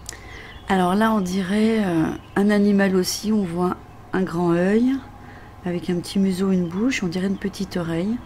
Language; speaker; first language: French; native; French